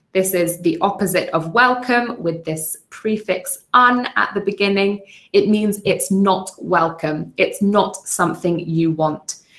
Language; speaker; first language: English; native; English